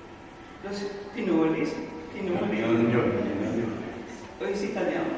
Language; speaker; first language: Spanish; non-native, fluent; Swedish